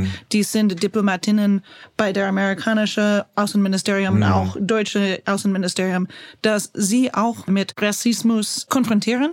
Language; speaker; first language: German; non-native, learner; English